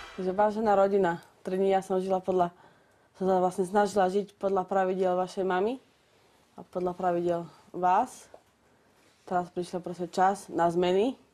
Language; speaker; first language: Slovak; native; Slovak